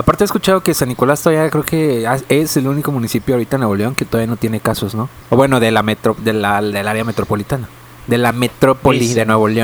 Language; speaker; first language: Spanish; native; Spanish